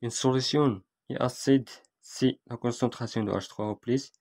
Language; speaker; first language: French; non-native, local second language; Arabic